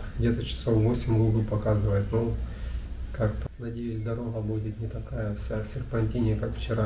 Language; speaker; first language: Russian; native; Russian